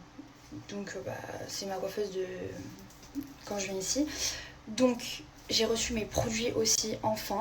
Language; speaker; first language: French; native; French